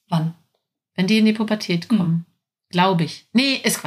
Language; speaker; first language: German; native; German